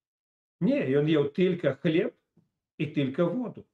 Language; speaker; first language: Polish; non-native, fluent; Russian